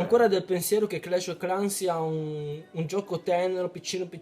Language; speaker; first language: Italian; early bilingual, other home language; Chinese